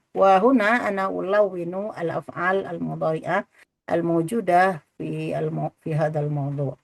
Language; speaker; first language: Arabic; non-native, fluent; Indonesian